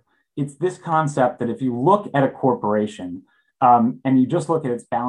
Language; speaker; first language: English; native; English